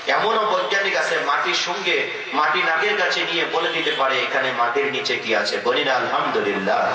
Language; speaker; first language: Bangla; non-native, local second language; Assamese